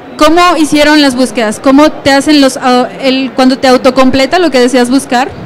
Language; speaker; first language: Spanish; native; Spanish